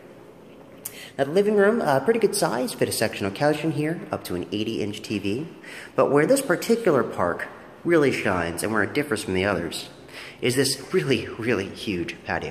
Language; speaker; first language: English; native; English